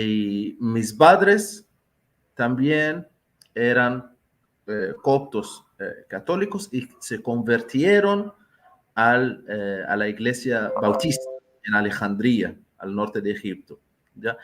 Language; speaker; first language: Spanish; non-native, fluent; Arabic